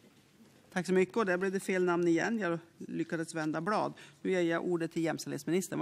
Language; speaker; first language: Swedish; native; Swedish